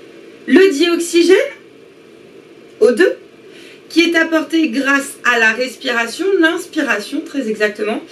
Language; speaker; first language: French; native; French